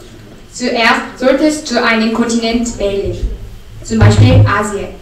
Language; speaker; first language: German; non-native, learner; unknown